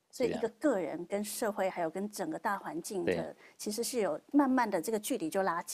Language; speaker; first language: Chinese; native; Chinese